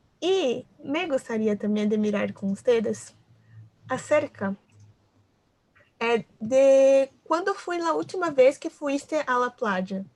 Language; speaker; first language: Spanish; non-native, learner; Portuguese